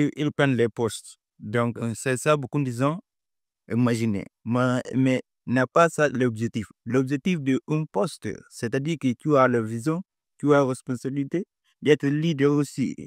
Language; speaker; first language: French; non-native, learner; Portuguese